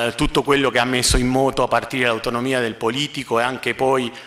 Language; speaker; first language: Italian; non-native, fluent; Spanish